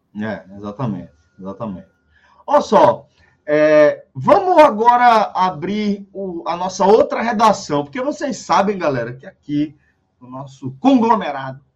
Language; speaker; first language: Portuguese; native; Portuguese